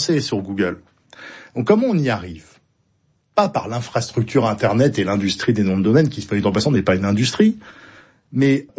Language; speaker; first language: French; native; French